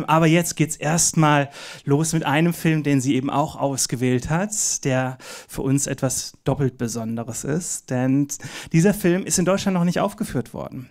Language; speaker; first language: German; native; German